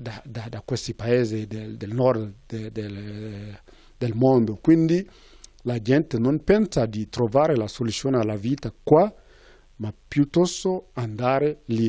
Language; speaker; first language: Italian; non-native, fluent; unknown